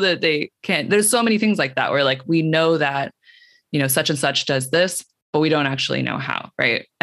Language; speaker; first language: English; native; English